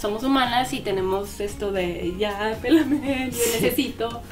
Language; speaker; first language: Spanish; native; Spanish